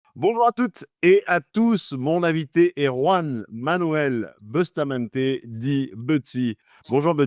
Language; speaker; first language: French; native; French